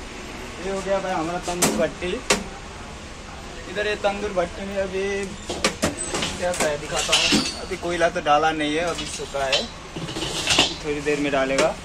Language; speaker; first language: Hindi; non-native, local second language; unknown